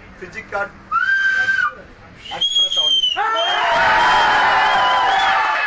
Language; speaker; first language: Tamil; native; Tamil